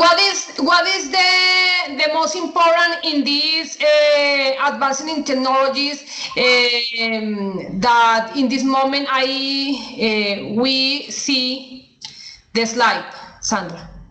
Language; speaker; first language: English; non-native, learner; Spanish